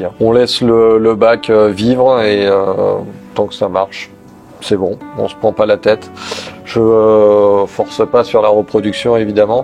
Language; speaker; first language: French; native; French